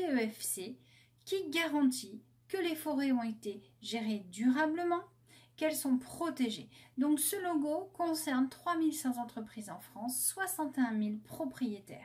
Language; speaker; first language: French; native; French